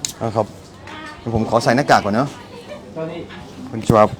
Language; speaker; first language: Japanese; non-native, fluent; Thai